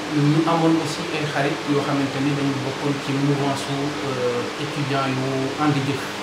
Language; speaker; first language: Wolof; native; Wolof